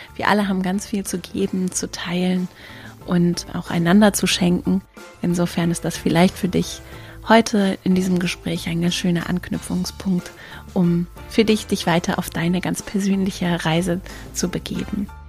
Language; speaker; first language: German; native; German